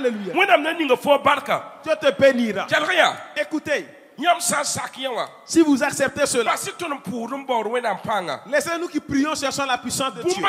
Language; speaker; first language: French; non-native, local second language; Mossi